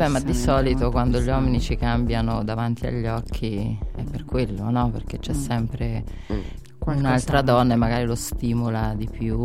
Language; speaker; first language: Italian; native; Italian